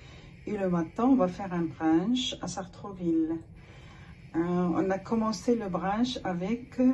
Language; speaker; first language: French; non-native, local second language; Arabic